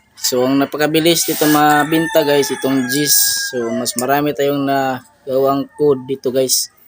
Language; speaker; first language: Filipino; non-native, local second language; Cebuano